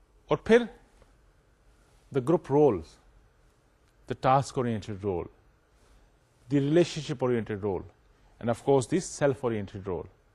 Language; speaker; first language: English; non-native, local second language; Urdu